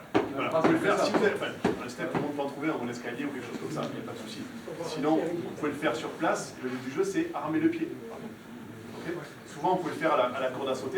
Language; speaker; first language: French; native; French